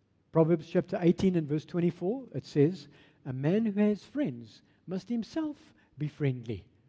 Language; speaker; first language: English; non-native, local second language; Afrikaans